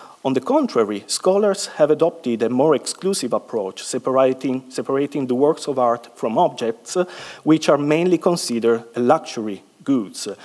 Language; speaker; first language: English; non-native, fluent; Italian